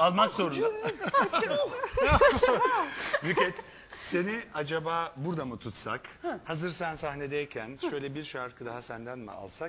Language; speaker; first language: Turkish; native; Turkish